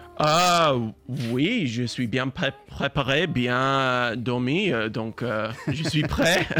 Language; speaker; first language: French; non-native, learner; English